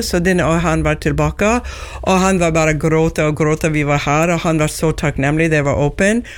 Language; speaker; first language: Norwegian; non-native, learner; English